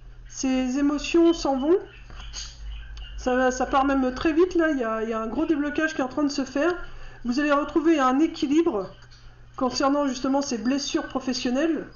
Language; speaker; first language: French; native; French